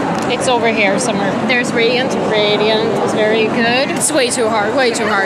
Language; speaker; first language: English; non-native, fluent; Swedish